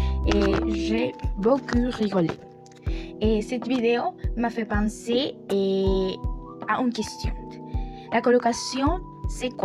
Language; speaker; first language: French; non-native, learner; Spanish